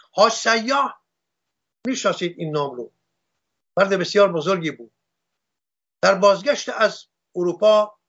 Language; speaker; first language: Persian; non-native, local second language; Armenian